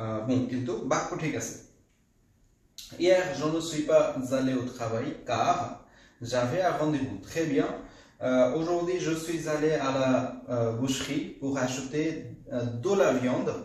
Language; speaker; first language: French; non-native, fluent; Bangla